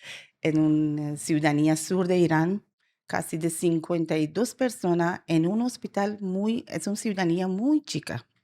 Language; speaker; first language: Spanish; non-native, learner; Persian